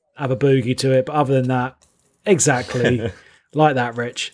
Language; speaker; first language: English; native; English